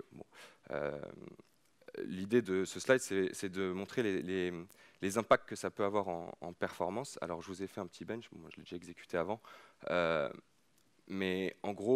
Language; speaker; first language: French; native; French